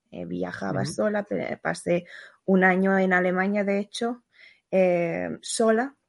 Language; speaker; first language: Spanish; non-native, fluent; Hungarian